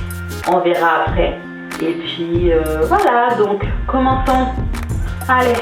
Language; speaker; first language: French; native; French